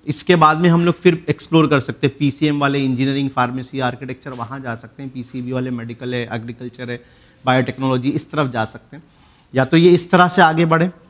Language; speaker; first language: Hindi; native; Hindi